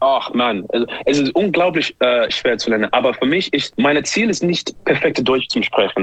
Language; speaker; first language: German; non-native, learner; English